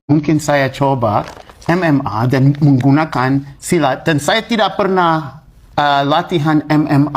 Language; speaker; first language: Indonesian; non-native, learner; English